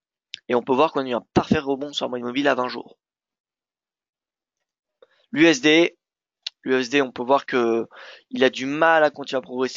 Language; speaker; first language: French; native; French